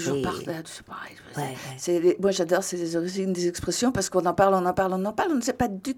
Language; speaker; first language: French; native; French